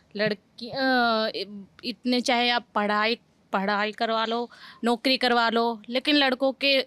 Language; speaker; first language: Hindi; native; Hindi